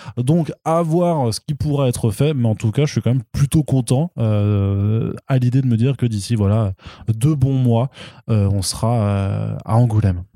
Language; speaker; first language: French; native; French